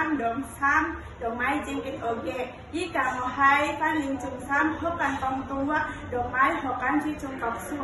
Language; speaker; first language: Cantonese; non-native, learner; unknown